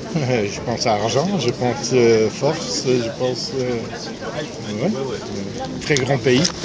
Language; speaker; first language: French; non-native, fluent; Italian